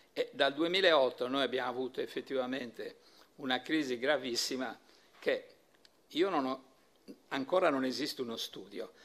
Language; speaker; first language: Italian; native; Italian